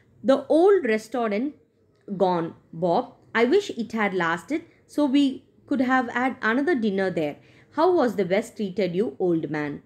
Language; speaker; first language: English; non-native, local second language; Tamil